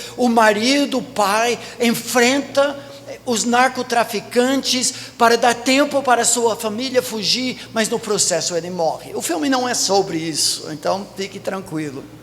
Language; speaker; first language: Portuguese; non-native, fluent; English